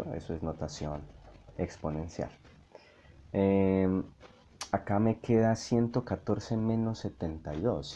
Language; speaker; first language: Spanish; native; Spanish